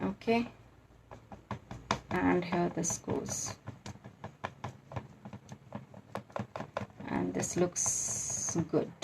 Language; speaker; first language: English; non-native, local second language; Hindi